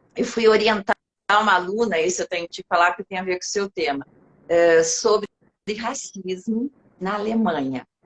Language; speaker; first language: Portuguese; native; Portuguese